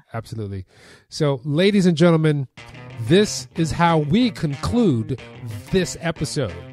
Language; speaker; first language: English; native; English